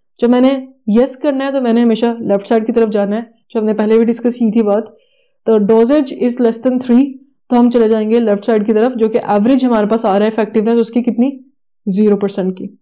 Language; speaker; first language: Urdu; native; Urdu